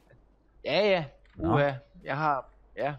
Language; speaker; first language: Danish; native; Danish